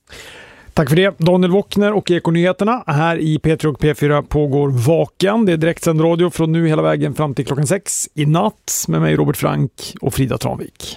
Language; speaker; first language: Swedish; native; Swedish